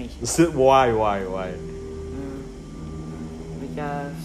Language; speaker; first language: English; non-native, learner; Indonesian